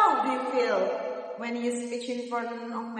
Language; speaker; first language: English; non-native, learner; Indonesian